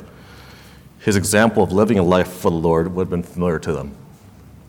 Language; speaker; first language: English; native; English